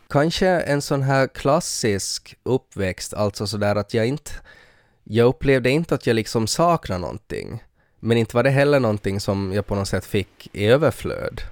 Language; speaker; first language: Swedish; native; Swedish